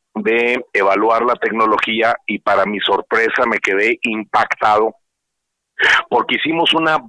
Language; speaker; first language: Spanish; native; Spanish